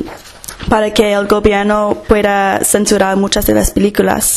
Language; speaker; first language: Spanish; non-native, fluent; English